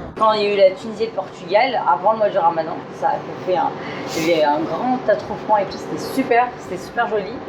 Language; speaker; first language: French; native; French